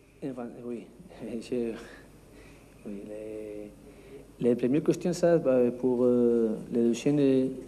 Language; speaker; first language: French; non-native, learner; Spanish